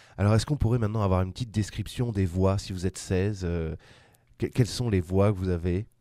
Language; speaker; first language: French; native; French